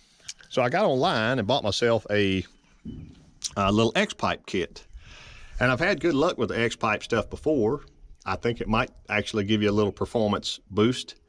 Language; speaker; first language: English; native; English